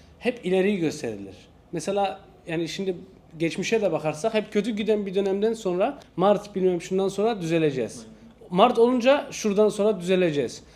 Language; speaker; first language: Turkish; native; Turkish